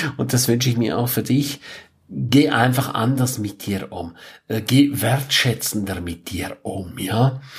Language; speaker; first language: German; non-native, local second language; Romansh